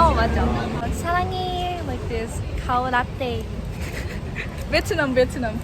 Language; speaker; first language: Korean; non-native, learner; Thai